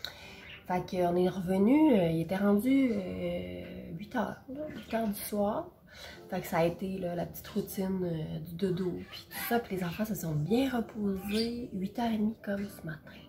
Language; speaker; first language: French; native; French